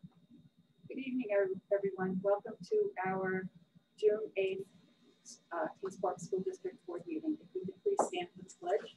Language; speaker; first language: English; native; English